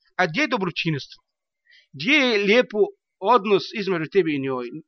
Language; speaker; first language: Bosnian; non-native, learner; Arabic